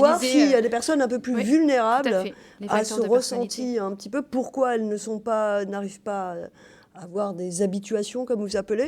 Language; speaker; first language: French; native; French